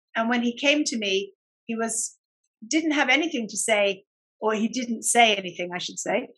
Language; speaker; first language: English; native; English